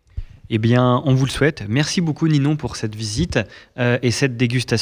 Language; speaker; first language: French; native; French